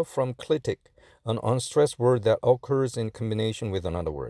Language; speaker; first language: English; non-native, fluent; Korean